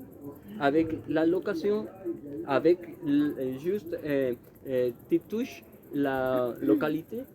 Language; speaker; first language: French; non-native, learner; Spanish